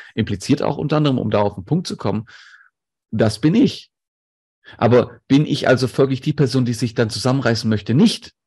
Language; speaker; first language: German; non-native, local second language; Greek